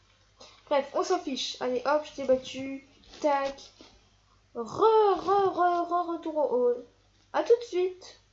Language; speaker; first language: French; native; French